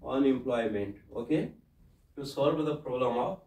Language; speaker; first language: English; non-native, local second language; Nepali